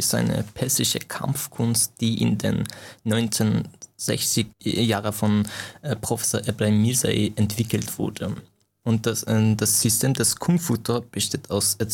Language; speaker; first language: German; non-native, fluent; Persian